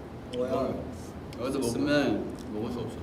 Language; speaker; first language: Korean; native; Korean